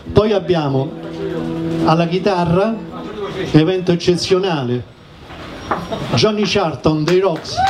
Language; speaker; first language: Italian; native; Italian